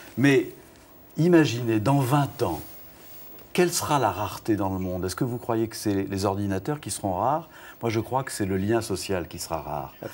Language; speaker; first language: French; native; French